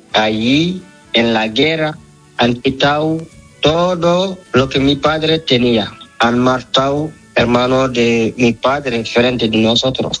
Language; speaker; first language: Spanish; non-native, learner; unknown